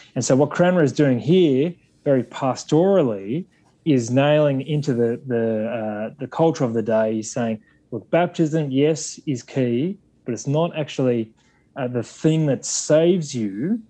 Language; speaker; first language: English; native; English